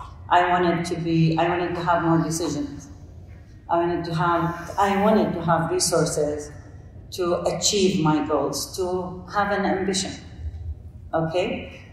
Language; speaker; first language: English; non-native, fluent; Arabic